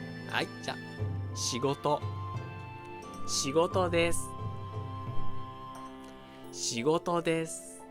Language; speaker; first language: Japanese; non-native, fluent; Portuguese